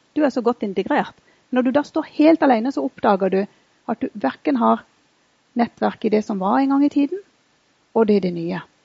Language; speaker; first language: Norwegian; early bilingual, other home language; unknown